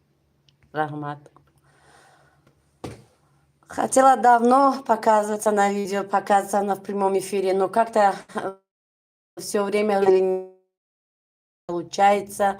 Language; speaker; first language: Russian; non-native, local second language; Tajik